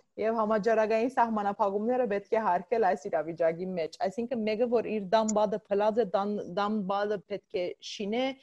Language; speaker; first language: Armenian; early bilingual, heritage; Armenian